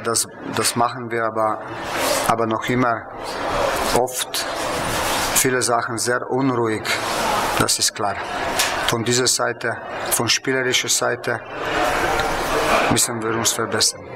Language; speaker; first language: German; non-native, fluent; Slovenian